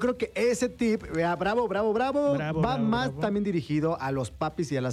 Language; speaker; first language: Spanish; native; Spanish